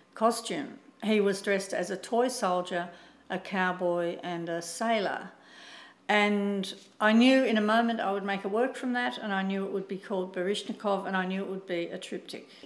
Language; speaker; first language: English; native; English